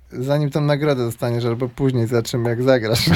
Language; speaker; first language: Polish; native; Polish